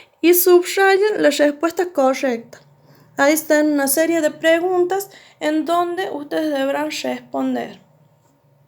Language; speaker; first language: Spanish; native; Spanish